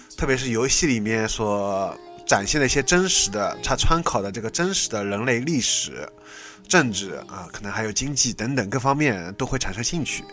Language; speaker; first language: Chinese; native; Chinese